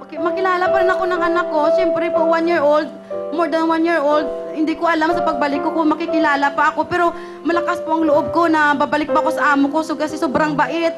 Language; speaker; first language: Filipino; non-native, local second language; Hiligaynon